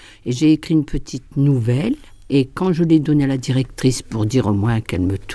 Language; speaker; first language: French; native; French